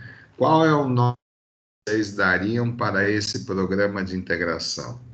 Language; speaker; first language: Portuguese; native; Portuguese